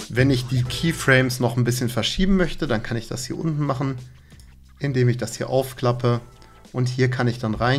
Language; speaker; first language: German; native; German